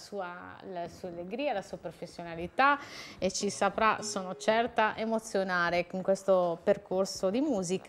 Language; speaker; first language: Italian; native; Italian